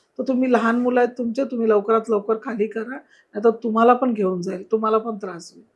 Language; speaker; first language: Marathi; non-native, local second language; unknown